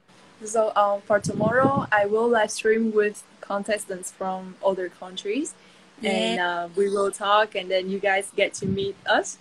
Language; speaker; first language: English; non-native, fluent; Vietnamese